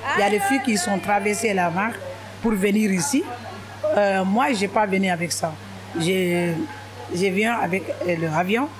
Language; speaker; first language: French; non-native, local second language; Wolof